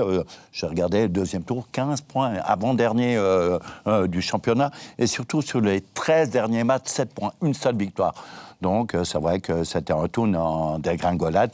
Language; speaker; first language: French; native; French